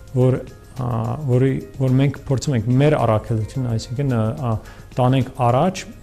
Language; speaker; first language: Armenian; early bilingual, heritage; Armenian